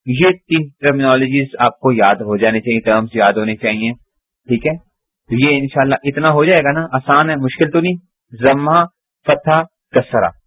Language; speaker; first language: Urdu; native; Urdu